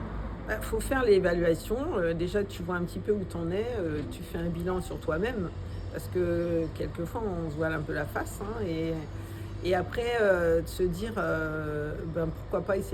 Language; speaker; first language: French; native; French